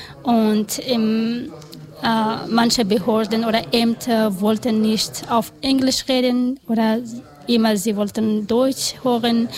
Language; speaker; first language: German; non-native, learner; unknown